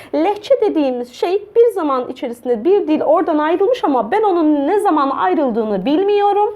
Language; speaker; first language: Turkish; native; Turkish